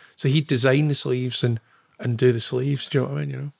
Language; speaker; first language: English; native; English